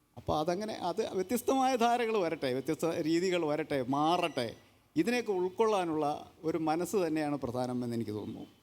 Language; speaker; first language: Malayalam; native; Malayalam